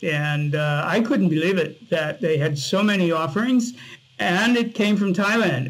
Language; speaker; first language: English; native; English